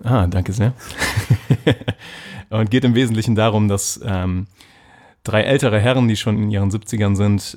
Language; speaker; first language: German; native; German